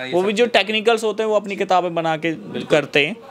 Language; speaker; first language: Hindi; native; Hindi